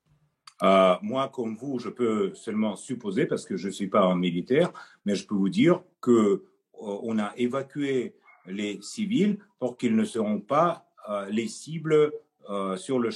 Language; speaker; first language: French; non-native, fluent; Russian